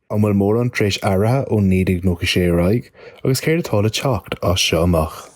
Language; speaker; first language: Irish; native; Irish